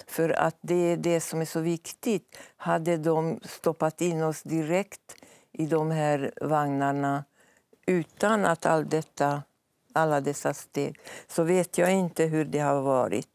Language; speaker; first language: Swedish; non-native, fluent; Hungarian